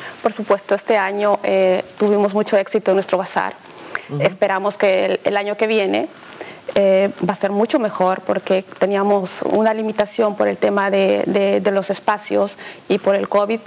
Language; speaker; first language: Spanish; native; Spanish